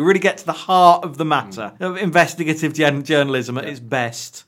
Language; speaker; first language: English; native; English